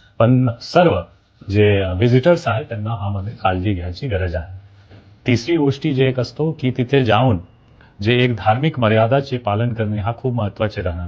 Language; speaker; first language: Marathi; non-native, local second language; Hindi